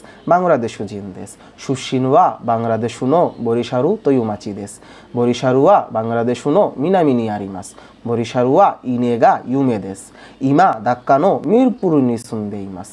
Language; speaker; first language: Japanese; non-native, learner; Bangla